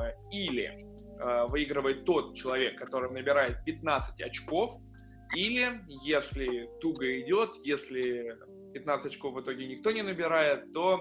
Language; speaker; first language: Russian; native; Russian